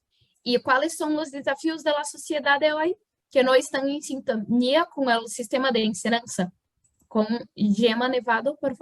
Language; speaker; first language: Spanish; non-native, fluent; Portuguese